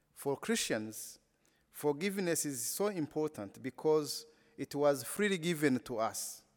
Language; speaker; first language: English; non-native, local second language; Kinyarwanda